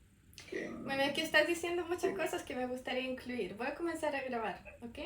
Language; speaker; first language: Spanish; non-native, fluent; Russian